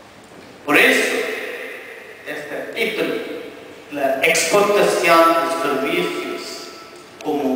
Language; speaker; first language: Spanish; non-native, fluent; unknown